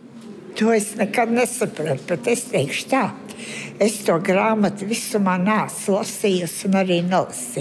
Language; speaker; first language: Latvian; early bilingual, heritage; Latvian